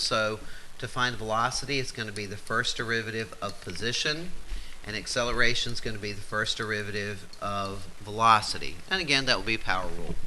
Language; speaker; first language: English; native; English